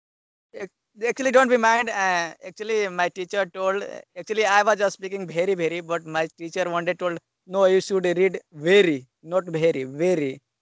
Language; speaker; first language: English; non-native, learner; Hindi